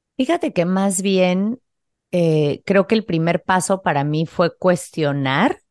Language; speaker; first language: Spanish; native; Spanish